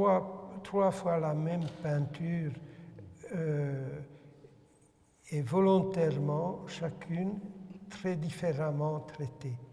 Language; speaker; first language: French; non-native, fluent; Hungarian